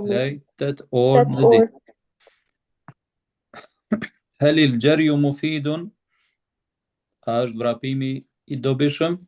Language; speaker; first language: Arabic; non-native, fluent; Albanian